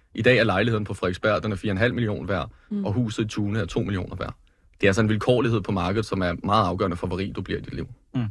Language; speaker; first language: Danish; native; Danish